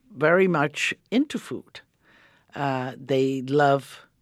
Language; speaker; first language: English; early bilingual, other home language; Croatian